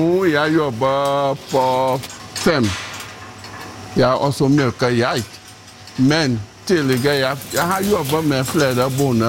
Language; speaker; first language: Norwegian; non-native, learner; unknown